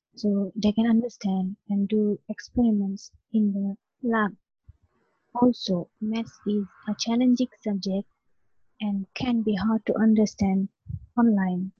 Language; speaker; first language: English; non-native, local second language; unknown